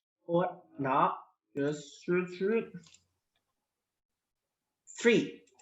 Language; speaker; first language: English; non-native, fluent; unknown